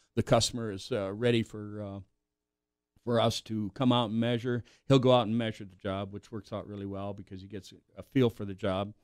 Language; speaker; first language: English; native; English